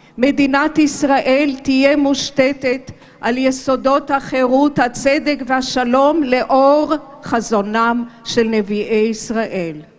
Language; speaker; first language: Hebrew; early bilingual, other home language; Romanian